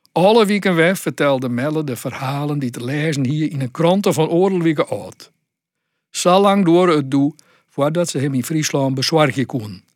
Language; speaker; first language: Dutch; native; Dutch